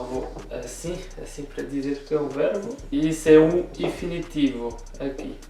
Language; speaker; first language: Portuguese; early bilingual, heritage; Portuguese